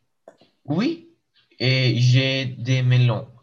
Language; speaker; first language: French; non-native, learner; English